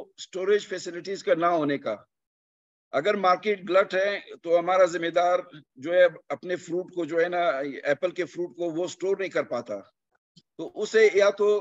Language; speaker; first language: Urdu; non-native, local second language; Punjabi